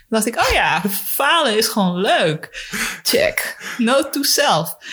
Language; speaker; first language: Dutch; early bilingual, other home language; Spanish